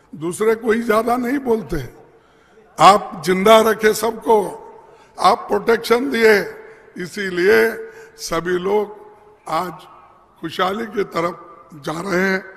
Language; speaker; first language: Hindi; non-native, local second language; Kannada